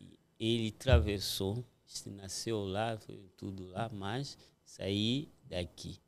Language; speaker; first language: Portuguese; non-native, fluent; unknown